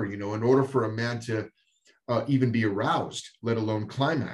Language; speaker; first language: English; native; English